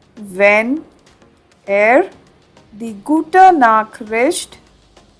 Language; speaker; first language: German; non-native, fluent; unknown